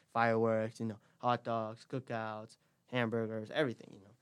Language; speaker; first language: English; early bilingual, other home language; Spanish